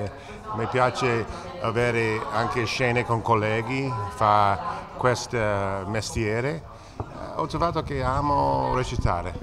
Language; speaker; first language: Italian; non-native, fluent; English